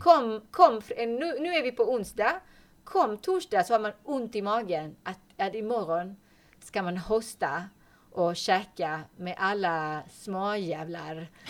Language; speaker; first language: Swedish; non-native, fluent; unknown